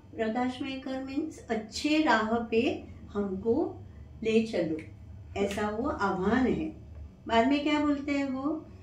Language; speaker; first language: Hindi; non-native, local second language; Marathi